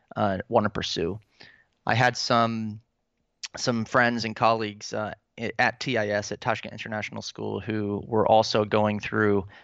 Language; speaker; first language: English; native; English